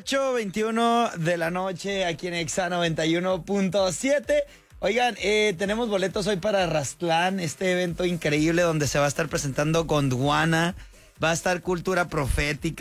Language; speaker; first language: Spanish; native; Spanish